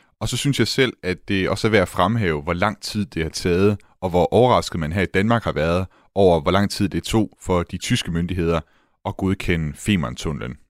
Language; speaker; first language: Danish; native; Danish